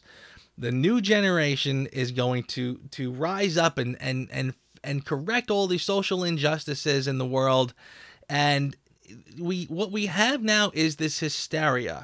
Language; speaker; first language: English; native; English